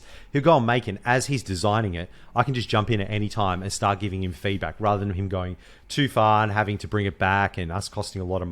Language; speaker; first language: English; native; English